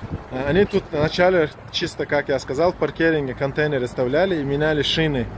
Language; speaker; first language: Russian; non-native, local second language; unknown